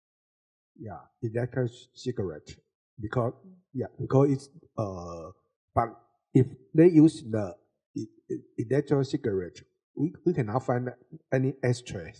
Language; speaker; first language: English; non-native, learner; Chinese